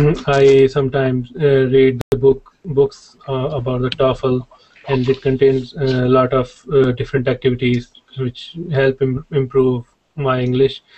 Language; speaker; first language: English; non-native, learner; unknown